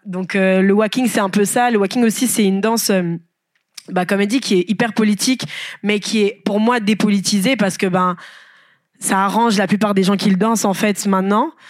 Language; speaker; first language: French; non-native, local second language; Lingala